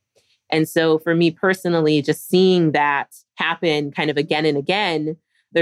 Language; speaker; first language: English; native; English